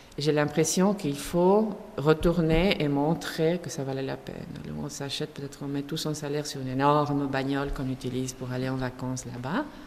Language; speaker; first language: French; non-native, fluent; Spanish